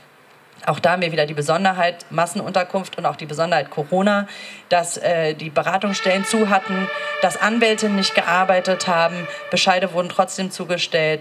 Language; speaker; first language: German; native; German